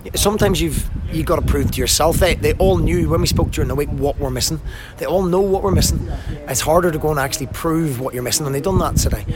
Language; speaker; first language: English; native; English